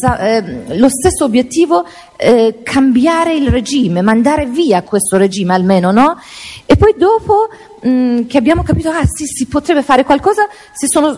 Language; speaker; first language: Italian; non-native, fluent; Persian